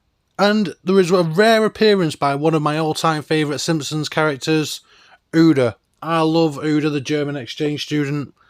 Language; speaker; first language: English; native; English